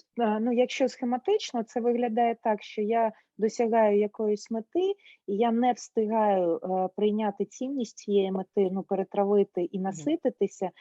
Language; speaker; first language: Ukrainian; non-native, local second language; Russian